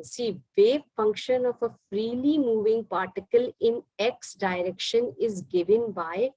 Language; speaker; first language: English; non-native, local second language; Hindi